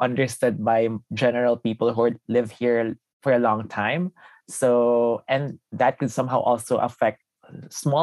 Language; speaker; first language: English; non-native, local second language; Filipino